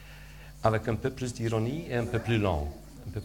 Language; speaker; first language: French; non-native, fluent; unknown